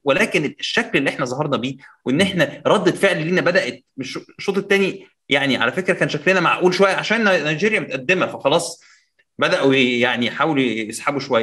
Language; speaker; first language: Arabic; native; Arabic